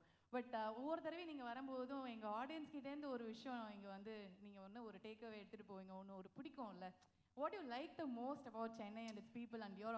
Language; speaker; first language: Tamil; native; Tamil